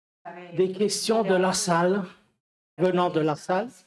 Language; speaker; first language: French; non-native, fluent; Romanian